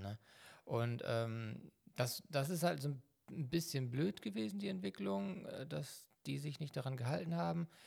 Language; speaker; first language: German; native; German